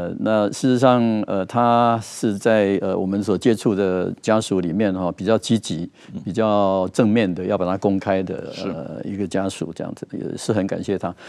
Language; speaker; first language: Chinese; native; Chinese